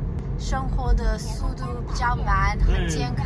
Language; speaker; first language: Chinese; non-native, fluent; English